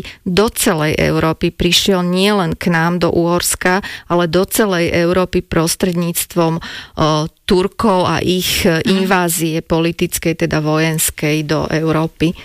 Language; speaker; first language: Slovak; native; Slovak